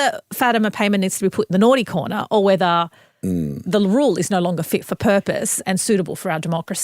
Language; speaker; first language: English; native; English